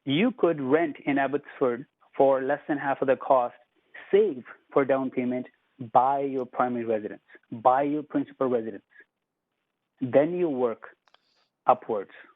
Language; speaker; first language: English; non-native, local second language; Punjabi